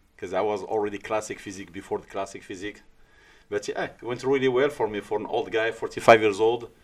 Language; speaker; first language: English; early bilingual, other home language; Arabic